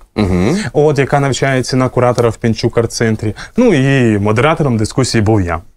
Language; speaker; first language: Ukrainian; native; Ukrainian